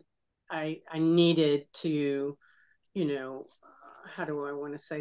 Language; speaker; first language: English; native; English